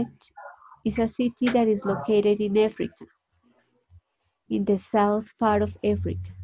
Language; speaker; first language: English; non-native, fluent; Spanish